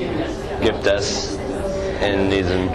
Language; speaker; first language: German; non-native, learner; English